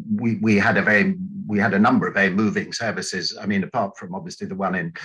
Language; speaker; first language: English; native; English